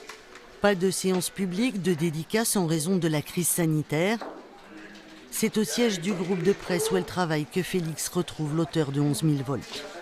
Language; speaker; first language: French; native; French